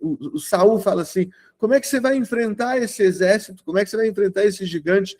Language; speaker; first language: Portuguese; native; Portuguese